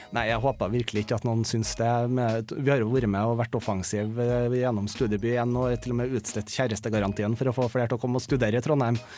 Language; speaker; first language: Norwegian; native; Norwegian